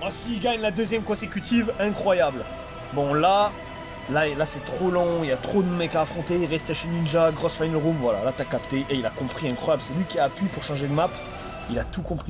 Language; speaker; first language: French; native; French